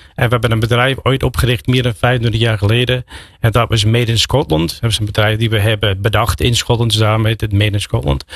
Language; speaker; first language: Dutch; non-native, fluent; English